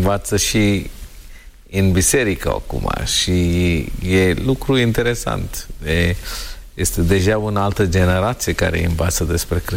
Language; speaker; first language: Romanian; non-native, learner; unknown